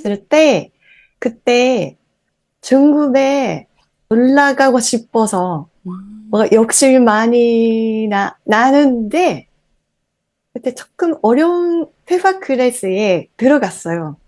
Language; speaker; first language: Korean; non-native, fluent; Japanese